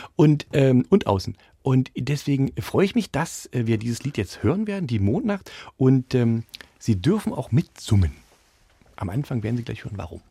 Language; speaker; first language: German; native; German